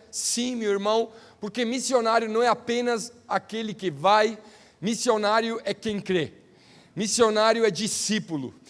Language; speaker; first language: Portuguese; non-native, fluent; Italian